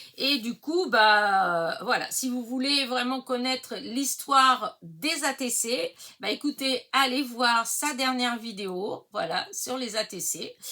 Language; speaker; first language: French; early bilingual, other home language; Portuguese